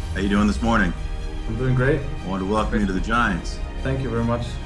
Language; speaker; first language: English; non-native, fluent; German